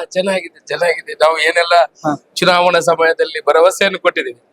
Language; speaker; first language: Kannada; non-native, local second language; Tulu